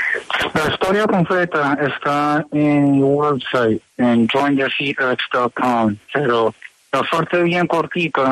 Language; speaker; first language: Spanish; early bilingual, heritage; Spanish